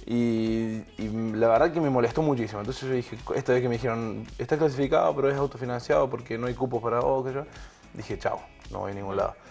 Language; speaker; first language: Spanish; native; Spanish